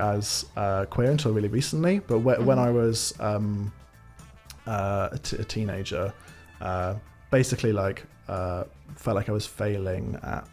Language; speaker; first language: English; native; English